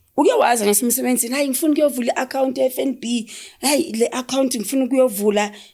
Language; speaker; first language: Zulu; native; Zulu